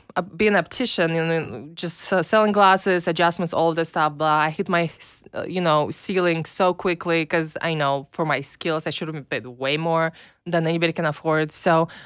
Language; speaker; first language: English; non-native, fluent; Russian